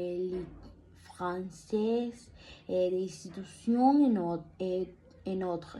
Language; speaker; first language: French; non-native, learner; Spanish